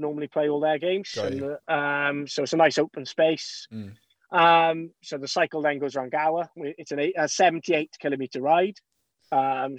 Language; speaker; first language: English; native; English